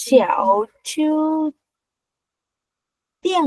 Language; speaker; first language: Chinese; non-native, learner; Vietnamese